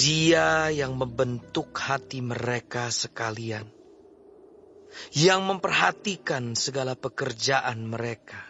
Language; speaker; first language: Indonesian; native; Indonesian